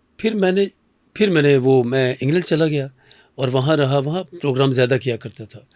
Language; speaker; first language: Urdu; native; Urdu